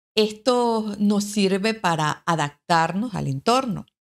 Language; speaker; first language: Spanish; native; Spanish